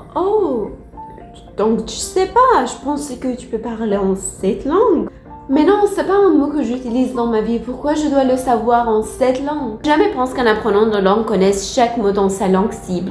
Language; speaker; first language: French; non-native, learner; Persian